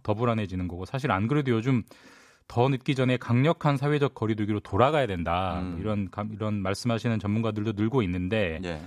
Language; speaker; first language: Korean; native; Korean